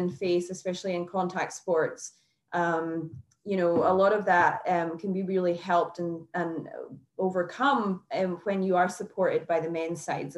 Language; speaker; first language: English; native; English